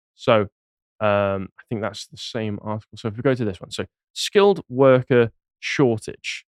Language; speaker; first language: English; native; English